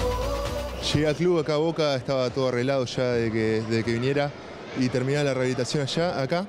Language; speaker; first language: Spanish; native; Spanish